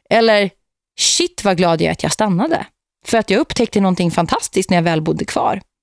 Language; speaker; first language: Swedish; native; Swedish